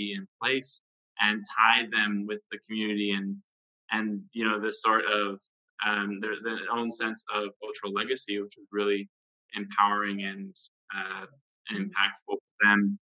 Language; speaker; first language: English; native; English